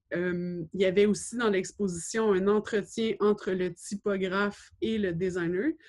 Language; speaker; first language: French; native; French